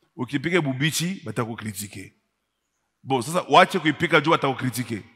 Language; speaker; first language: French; non-native, local second language; Swahili